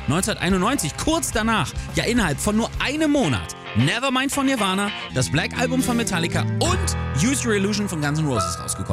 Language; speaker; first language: German; native; German